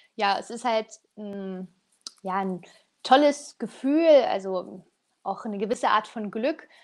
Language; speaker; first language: German; native; German